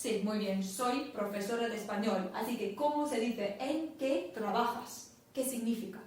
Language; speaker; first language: Spanish; non-native, fluent; English